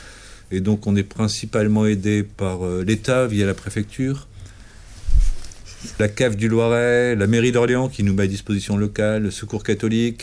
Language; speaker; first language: French; native; French